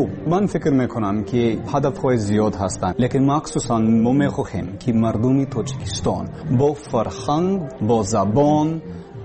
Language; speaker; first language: Persian; non-native, learner; English